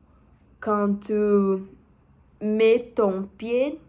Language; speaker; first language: French; non-native, learner; Portuguese